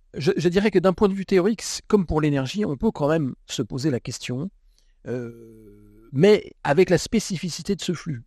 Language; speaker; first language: French; native; French